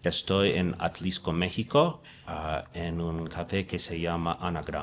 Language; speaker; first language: Spanish; non-native, fluent; English